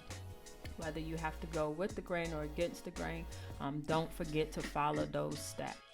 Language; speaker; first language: English; native; English